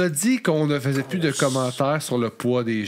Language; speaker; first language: French; native; French